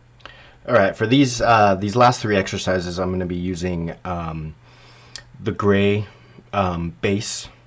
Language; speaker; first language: English; native; English